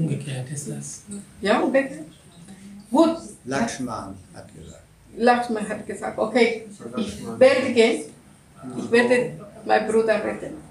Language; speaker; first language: German; non-native, learner; Russian